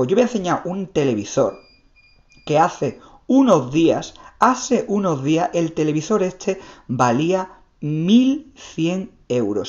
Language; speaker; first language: Spanish; native; Spanish